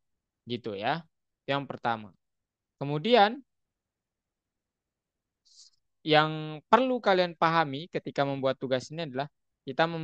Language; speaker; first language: Indonesian; native; Indonesian